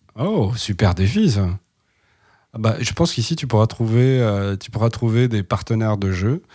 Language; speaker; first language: French; native; French